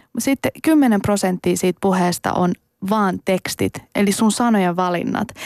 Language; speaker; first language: Finnish; early bilingual, other home language; Persian